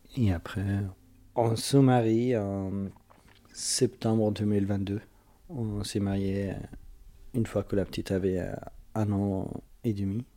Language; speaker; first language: French; non-native, fluent; Arabic